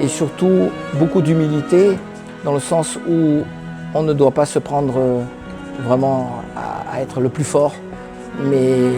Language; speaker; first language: French; early bilingual, other home language; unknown